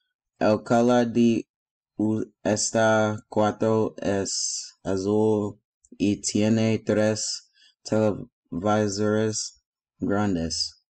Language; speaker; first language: Spanish; non-native, learner; English